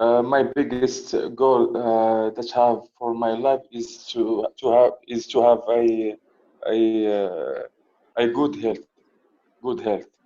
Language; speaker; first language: English; non-native, learner; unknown